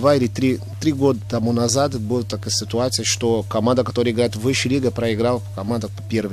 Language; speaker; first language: Russian; non-native, local second language; Azerbaijani